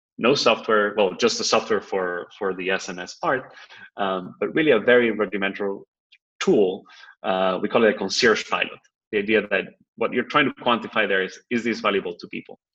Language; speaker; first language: English; non-native, fluent; Spanish